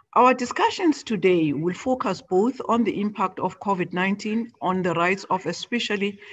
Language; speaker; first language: English; non-native, local second language; Xhosa